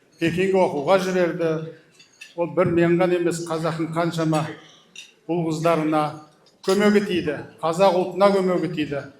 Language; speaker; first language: Kazakh; early bilingual, heritage; Kazakh